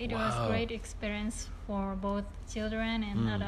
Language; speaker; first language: English; non-native, learner; Japanese